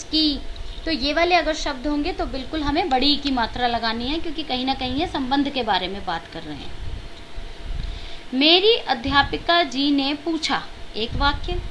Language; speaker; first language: Hindi; native; Hindi